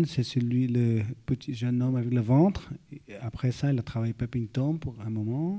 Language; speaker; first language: French; non-native, fluent; Vietnamese